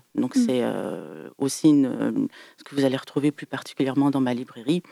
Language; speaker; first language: French; native; French